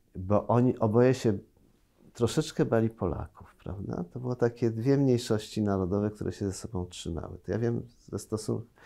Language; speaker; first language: Polish; native; Polish